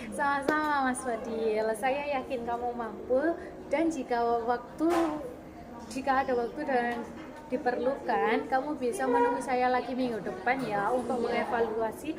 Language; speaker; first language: Indonesian; native; Indonesian